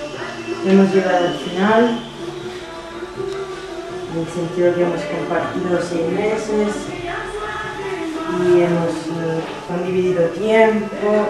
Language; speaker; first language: Spanish; non-native, fluent; Italian